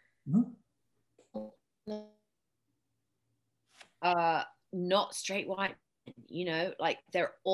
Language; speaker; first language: English; native; English